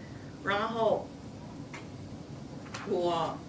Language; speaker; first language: Chinese; non-native, fluent; English